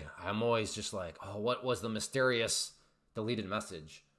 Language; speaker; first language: English; native; English